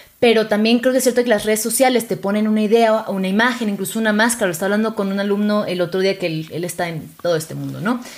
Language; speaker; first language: Spanish; native; Spanish